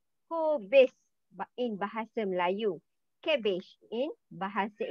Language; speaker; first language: Malay; native; Malay